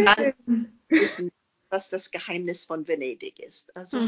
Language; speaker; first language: German; non-native, fluent; English